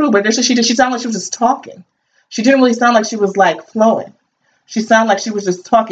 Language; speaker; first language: English; native; English